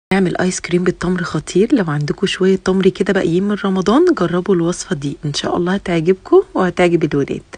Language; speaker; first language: Arabic; native; Arabic